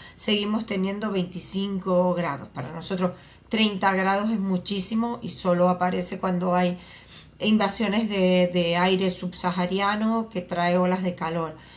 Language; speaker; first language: Spanish; native; Spanish